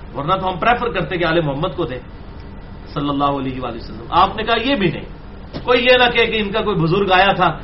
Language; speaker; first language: Urdu; non-native, local second language; Punjabi